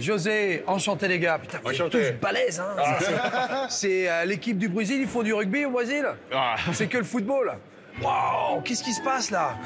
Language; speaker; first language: French; native; French